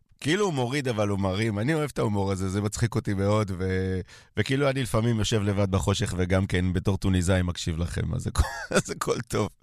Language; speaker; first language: Hebrew; native; Hebrew